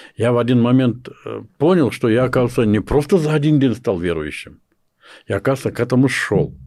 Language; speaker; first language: Russian; non-native, local second language; Kyrgyz